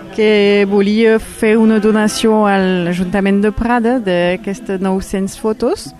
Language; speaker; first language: Catalan; non-native, fluent; French